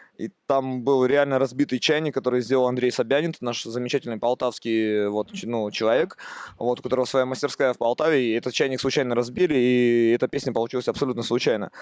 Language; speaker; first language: Russian; native; Russian